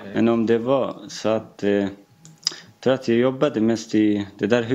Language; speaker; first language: Swedish; non-native, fluent; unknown